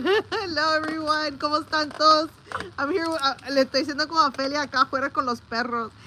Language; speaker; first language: Spanish; early bilingual, heritage; Spanish